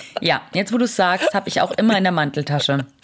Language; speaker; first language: German; native; German